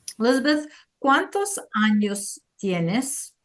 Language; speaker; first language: Spanish; non-native, fluent; English